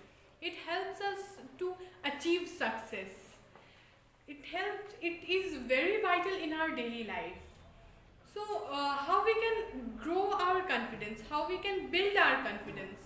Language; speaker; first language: English; non-native, local second language; Bangla